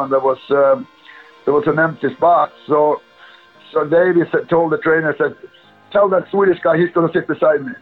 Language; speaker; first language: English; non-native, fluent; Swedish